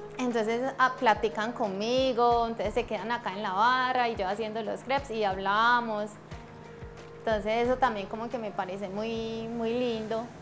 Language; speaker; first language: Spanish; early bilingual, heritage; Japanese